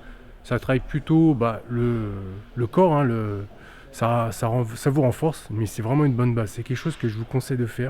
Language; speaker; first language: French; native; French